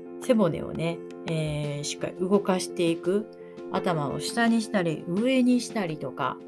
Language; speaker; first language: Japanese; native; Japanese